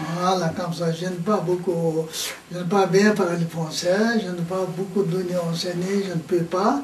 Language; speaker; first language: French; non-native, learner; Tibetan